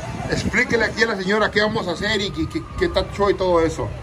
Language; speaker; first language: Spanish; early bilingual, heritage; Spanish